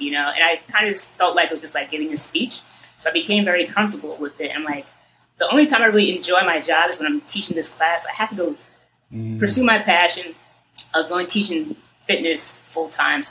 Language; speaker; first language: English; native; English